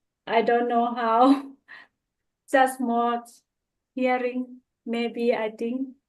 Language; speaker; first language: English; non-native, learner; Thai